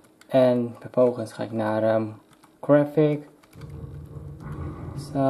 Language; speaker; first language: Dutch; non-native, local second language; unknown